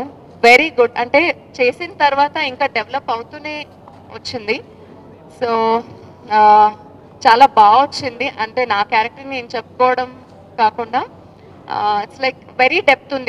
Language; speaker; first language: Telugu; non-native, fluent; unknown